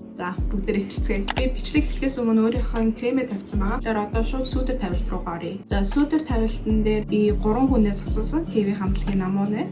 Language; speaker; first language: Mongolian; early bilingual, heritage; Mongolian